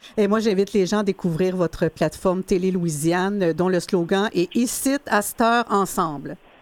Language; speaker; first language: French; native; French